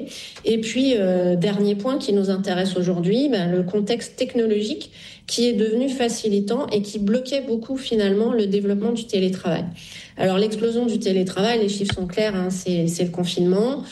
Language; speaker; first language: French; native; French